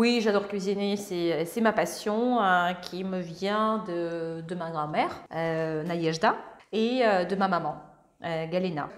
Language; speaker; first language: French; non-native, fluent; Ukrainian